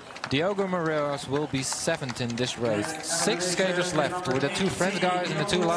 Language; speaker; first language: English; non-native, fluent; Dutch